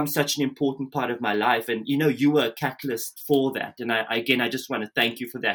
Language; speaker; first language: English; native; English